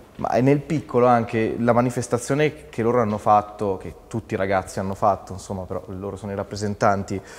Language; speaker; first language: Italian; native; Italian